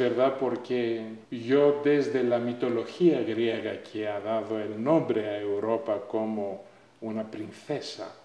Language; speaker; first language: Spanish; non-native, fluent; Greek